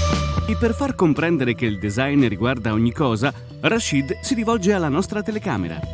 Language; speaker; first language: Italian; native; Italian